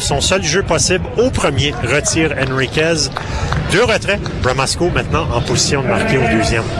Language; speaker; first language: French; native; French